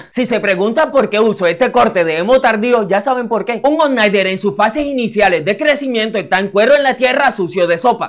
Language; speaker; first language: Spanish; native; Spanish